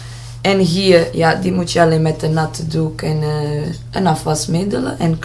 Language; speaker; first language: Dutch; non-native, learner; Portuguese